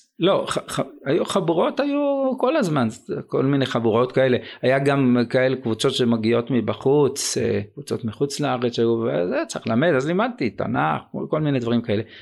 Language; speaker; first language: Hebrew; native; Hebrew